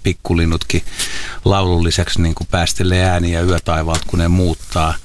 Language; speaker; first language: Finnish; native; Finnish